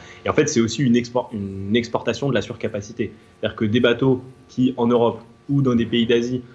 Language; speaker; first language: French; native; French